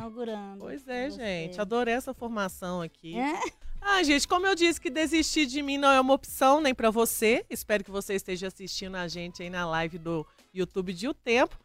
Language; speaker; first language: Portuguese; native; Portuguese